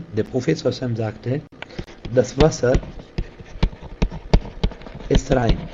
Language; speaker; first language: German; non-native, fluent; Arabic